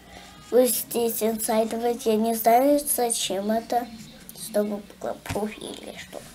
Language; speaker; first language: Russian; early bilingual, heritage; Russian